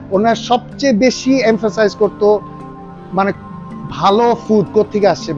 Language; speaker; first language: Bangla; early bilingual, other home language; English